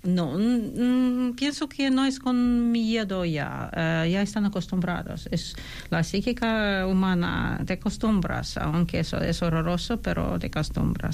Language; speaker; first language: Spanish; non-native, fluent; Ukrainian